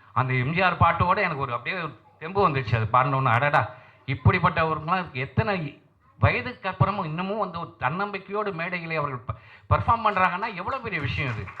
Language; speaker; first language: Tamil; non-native, local second language; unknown